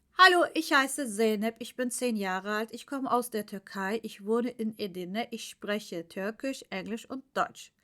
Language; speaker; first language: German; non-native, fluent; Turkish